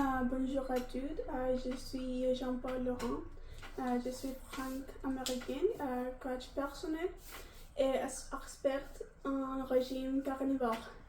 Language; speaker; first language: French; non-native, learner; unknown